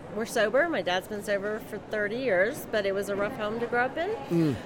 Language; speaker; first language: English; native; English